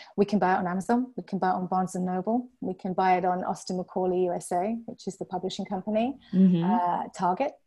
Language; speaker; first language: English; native; English